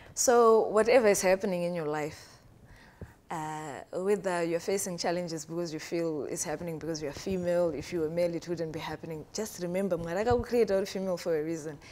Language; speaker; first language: English; non-native, local second language; Shona